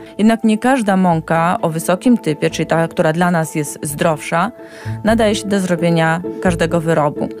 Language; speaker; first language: Polish; native; Polish